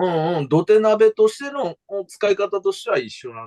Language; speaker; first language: Japanese; native; Japanese